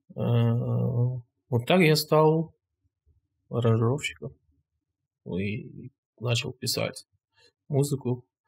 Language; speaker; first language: Russian; non-native, local second language; Kazakh